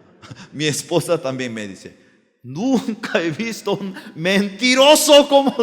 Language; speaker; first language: Spanish; non-native, learner; Korean